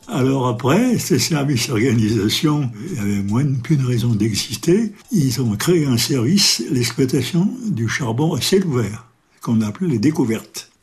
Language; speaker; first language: French; native; French